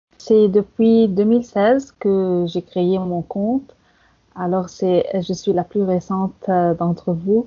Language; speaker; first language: French; non-native, fluent; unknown